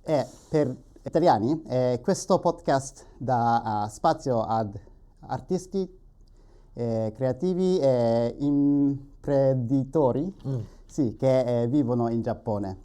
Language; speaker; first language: Italian; non-native, learner; Japanese